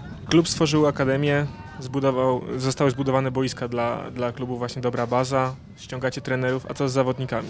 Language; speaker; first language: Polish; native; Polish